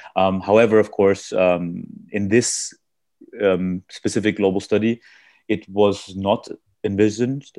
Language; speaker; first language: English; early bilingual, heritage; German